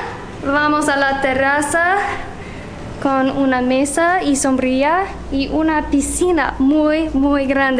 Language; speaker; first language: Spanish; non-native, learner; English